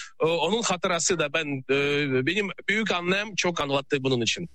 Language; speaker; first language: Turkish; non-native, fluent; Russian